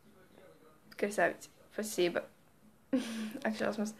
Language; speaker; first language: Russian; non-native, learner; Latvian